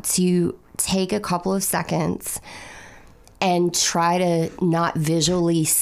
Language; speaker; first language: English; native; English